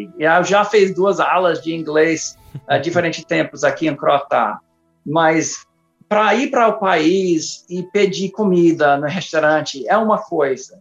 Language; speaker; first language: Portuguese; non-native, fluent; English